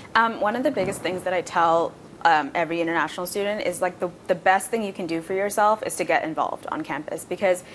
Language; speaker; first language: English; non-native, local second language; Bangla